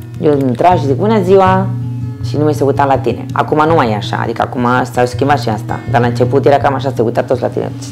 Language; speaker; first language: Romanian; non-native, fluent; Spanish